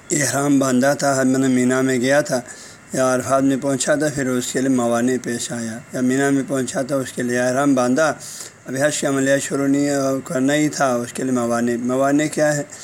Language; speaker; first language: Urdu; non-native, local second language; Balti